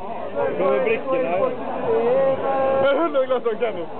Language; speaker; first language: Swedish; native; Swedish